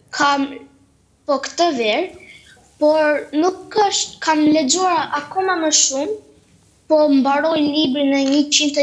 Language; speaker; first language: Albanian; early bilingual, heritage; Albanian